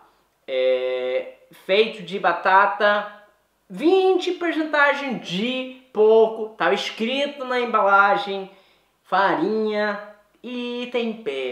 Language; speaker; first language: Portuguese; non-native, fluent; Swedish